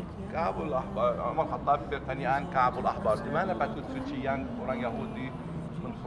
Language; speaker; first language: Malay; non-native, learner; Arabic